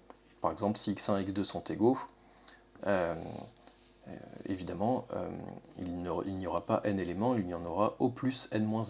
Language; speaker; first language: French; native; French